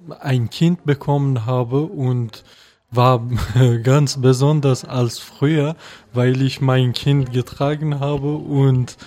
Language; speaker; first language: German; non-native, fluent; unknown